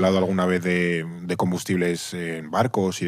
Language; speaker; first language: Spanish; native; Spanish